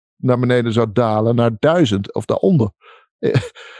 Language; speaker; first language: Dutch; native; Dutch